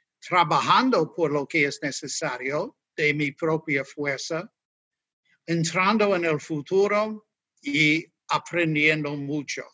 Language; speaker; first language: Spanish; non-native, learner; English